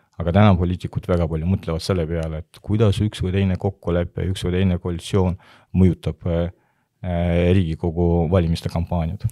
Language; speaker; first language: Estonian; non-native, local second language; Russian